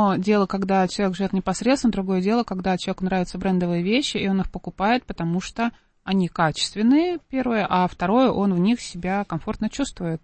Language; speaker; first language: Russian; native; Russian